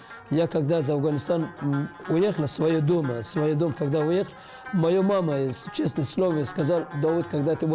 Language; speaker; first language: Russian; non-native, learner; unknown